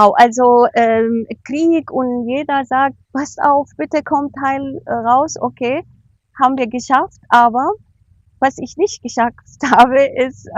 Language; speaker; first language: German; non-native, fluent; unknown